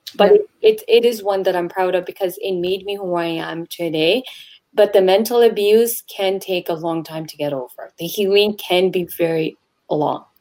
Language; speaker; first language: English; native; English